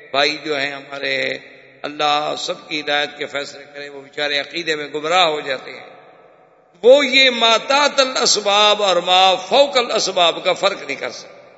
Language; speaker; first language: Urdu; native; Urdu